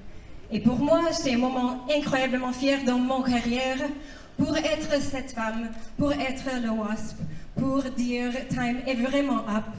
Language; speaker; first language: French; non-native, learner; English